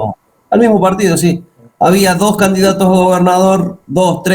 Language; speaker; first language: Spanish; native; Spanish